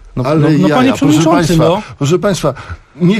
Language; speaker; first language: Polish; native; Polish